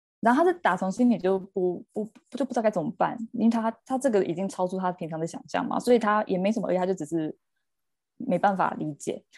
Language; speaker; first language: Chinese; early bilingual, heritage; Chinese